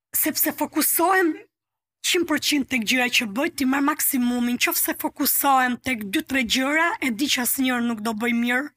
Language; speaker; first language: Albanian; native; Albanian